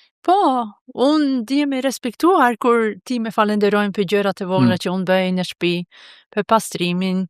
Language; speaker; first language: Albanian; non-native, fluent; Norwegian